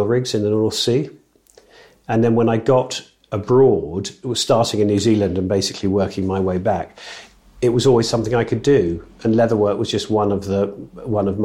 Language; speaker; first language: English; native; English